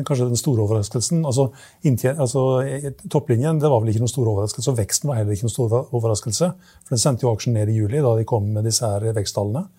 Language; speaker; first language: Norwegian; native; Norwegian